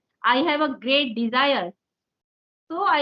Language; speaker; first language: English; non-native, local second language; Hindi